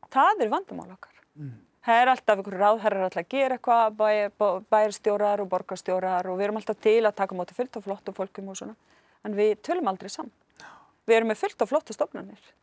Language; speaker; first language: Icelandic; non-native, fluent; Arabic